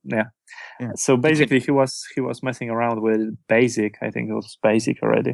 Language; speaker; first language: English; non-native, fluent; Polish